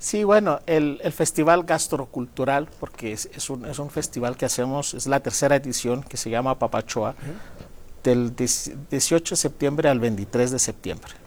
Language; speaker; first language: Spanish; non-native, fluent; Greek